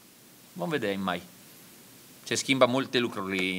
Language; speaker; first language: Romanian; non-native, learner; Italian